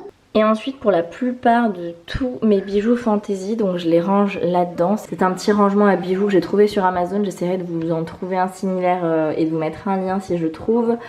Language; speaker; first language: French; native; French